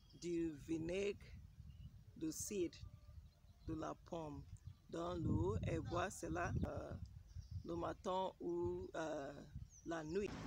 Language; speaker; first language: French; non-native, learner; English